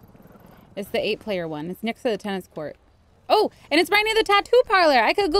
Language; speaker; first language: English; native; English